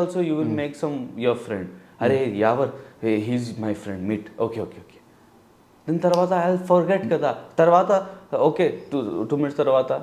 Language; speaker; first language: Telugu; non-native, local second language; Hindi